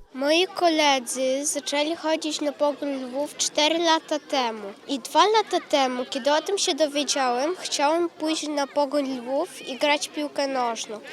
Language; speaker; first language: Polish; early bilingual, heritage; Polish